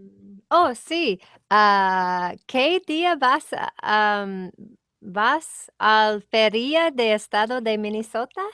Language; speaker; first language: Spanish; non-native, learner; English